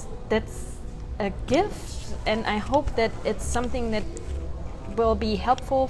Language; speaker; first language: English; non-native, fluent; German